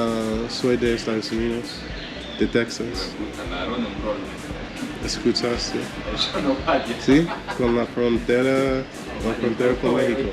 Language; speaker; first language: Spanish; non-native, learner; English